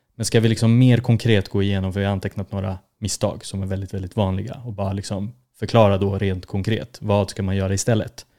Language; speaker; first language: Swedish; early bilingual, other home language; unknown